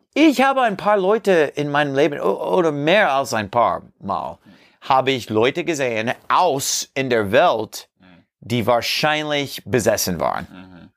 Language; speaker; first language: German; non-native, learner; English